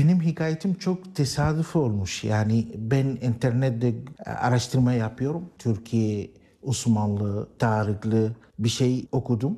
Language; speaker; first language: Turkish; non-native, learner; Arabic